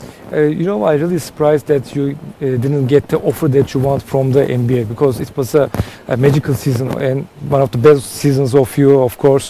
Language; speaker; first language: English; non-native, fluent; Turkish